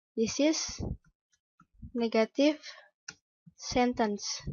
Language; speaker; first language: English; non-native, learner; Indonesian